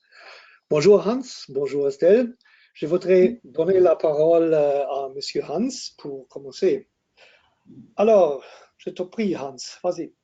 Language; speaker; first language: French; non-native, fluent; German